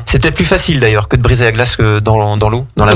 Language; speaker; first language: French; native; French